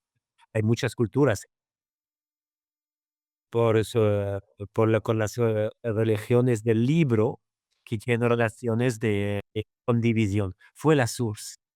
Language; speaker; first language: Spanish; non-native, fluent; Arabic